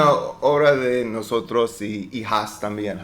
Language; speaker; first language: Spanish; non-native, learner; English